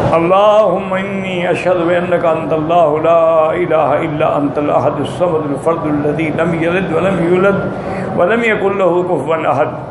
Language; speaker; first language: Urdu; native; Urdu